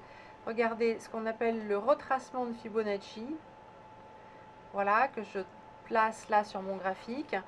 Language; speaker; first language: French; native; French